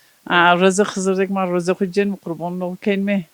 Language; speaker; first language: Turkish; non-native, local second language; Zaza